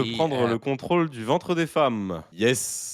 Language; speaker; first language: French; native; French